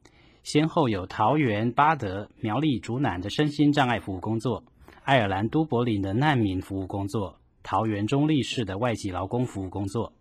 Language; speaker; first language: Chinese; native; Chinese